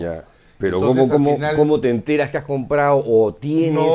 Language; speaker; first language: Spanish; native; Spanish